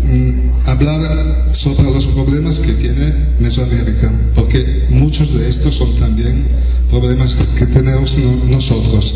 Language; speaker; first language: Spanish; non-native, learner; Italian